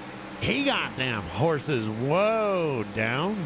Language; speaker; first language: English; native; English